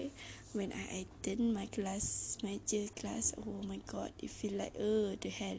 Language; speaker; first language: English; non-native, learner; Malay